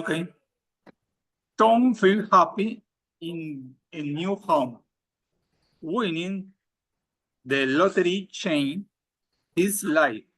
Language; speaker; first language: English; non-native, learner; Spanish